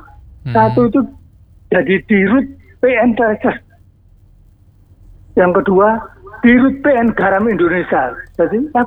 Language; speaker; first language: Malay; non-native, local second language; Javanese